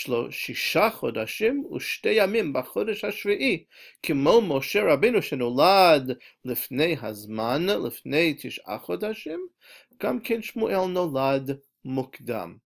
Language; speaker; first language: Hebrew; non-native, fluent; English